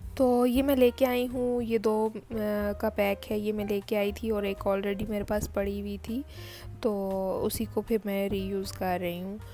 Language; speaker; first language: Urdu; native; Urdu